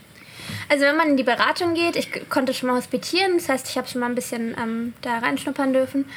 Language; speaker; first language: German; native; German